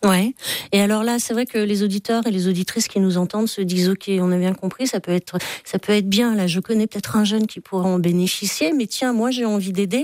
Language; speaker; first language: French; native; French